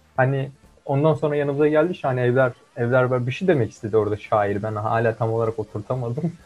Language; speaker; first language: Turkish; native; Turkish